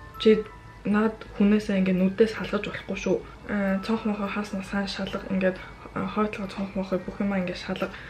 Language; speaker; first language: Mongolian; early bilingual, heritage; Mongolian